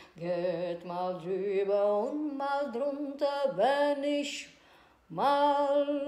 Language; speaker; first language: German; non-native, learner; Czech